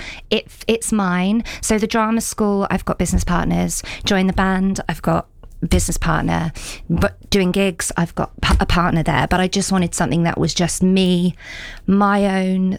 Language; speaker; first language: English; native; English